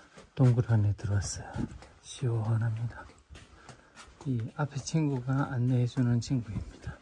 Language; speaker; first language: Korean; native; Korean